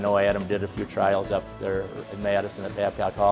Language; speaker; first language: English; native; English